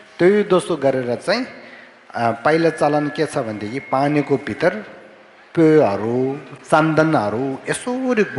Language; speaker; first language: Nepali; non-native, fluent; Tibetan